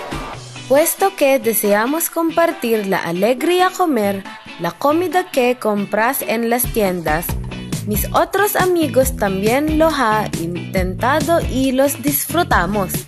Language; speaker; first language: Spanish; non-native, learner; Filipino